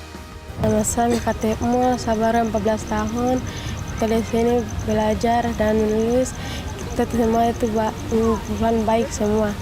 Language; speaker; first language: Indonesian; non-native, local second language; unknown